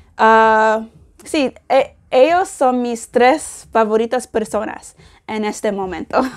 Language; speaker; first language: Spanish; non-native, learner; English